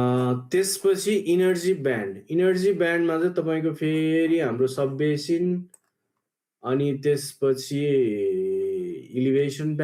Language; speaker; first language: Nepali; native; Nepali